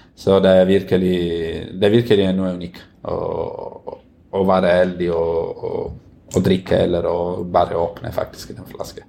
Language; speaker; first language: Norwegian; non-native, fluent; Italian